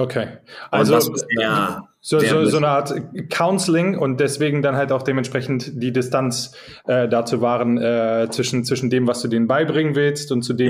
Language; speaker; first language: German; native; German